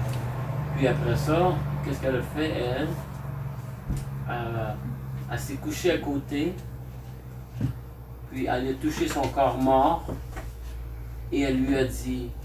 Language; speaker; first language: French; native; French